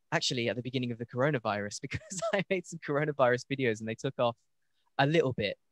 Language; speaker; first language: English; native; English